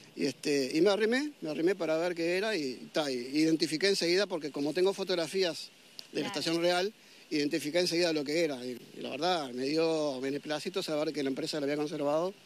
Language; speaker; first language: Spanish; native; Spanish